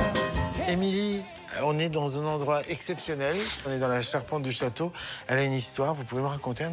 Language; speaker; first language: French; native; French